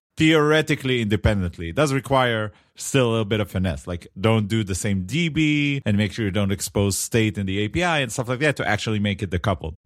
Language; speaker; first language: English; non-native, fluent; Hebrew